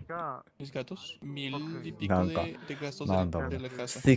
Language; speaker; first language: Spanish; native; Spanish